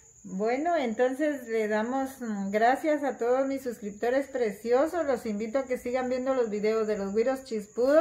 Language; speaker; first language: Spanish; native; Spanish